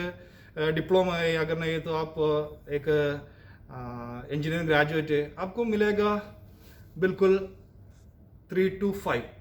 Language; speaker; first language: Hindi; non-native, local second language; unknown